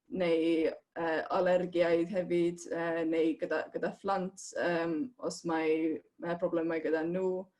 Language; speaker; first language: Welsh; non-native, fluent; Estonian